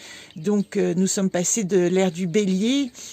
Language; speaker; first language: French; native; French